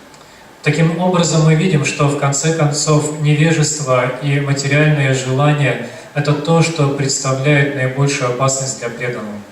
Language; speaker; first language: Russian; native; Russian